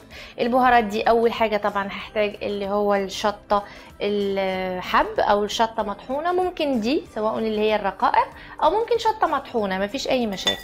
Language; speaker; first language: Arabic; native; Arabic